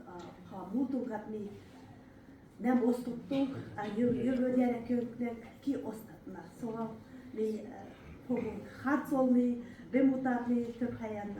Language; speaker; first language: Hungarian; non-native, learner; Kazakh